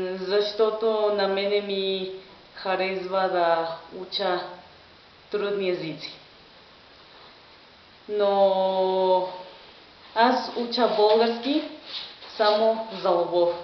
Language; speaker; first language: Bulgarian; non-native, learner; Spanish